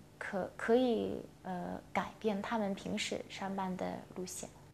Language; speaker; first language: Chinese; non-native, local second language; Cantonese